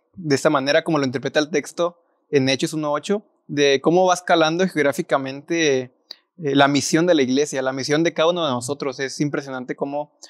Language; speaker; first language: Spanish; native; Spanish